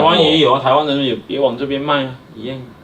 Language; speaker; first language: Chinese; native; Chinese